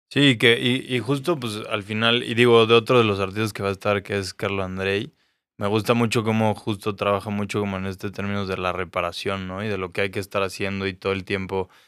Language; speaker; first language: Spanish; native; Spanish